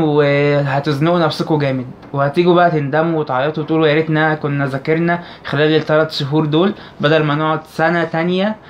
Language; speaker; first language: Arabic; native; Arabic